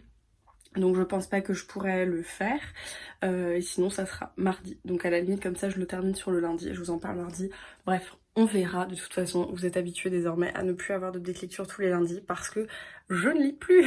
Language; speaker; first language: French; native; French